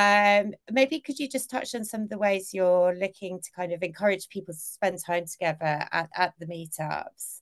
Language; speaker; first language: English; native; English